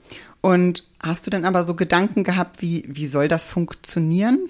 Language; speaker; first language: German; native; German